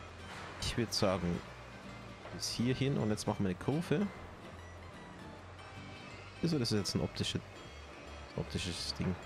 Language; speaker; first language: German; native; German